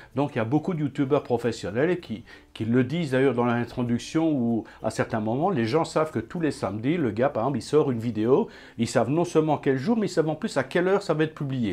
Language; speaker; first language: French; native; French